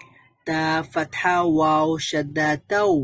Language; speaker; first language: Arabic; non-native, learner; Bangla